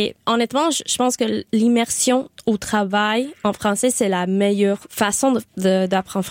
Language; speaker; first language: French; non-native, learner; English